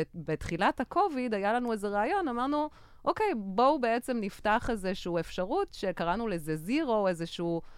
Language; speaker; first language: Hebrew; non-native, fluent; French